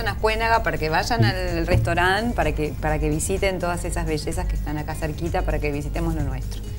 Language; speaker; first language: Spanish; native; Spanish